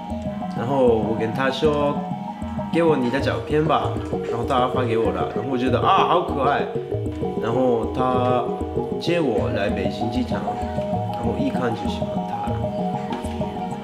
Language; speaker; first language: Chinese; non-native, fluent; Japanese